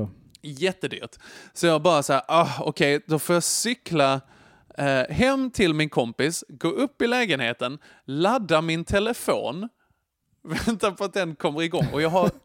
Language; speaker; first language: Swedish; native; Swedish